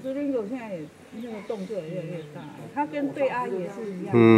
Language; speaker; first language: Chinese; native; Chinese